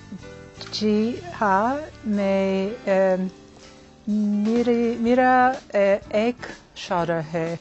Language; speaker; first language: Hindi; non-native, learner; English